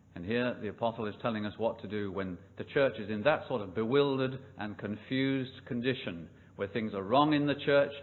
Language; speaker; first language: English; native; English